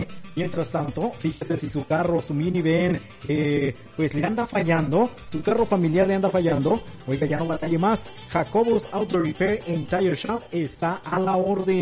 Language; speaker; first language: Spanish; native; Spanish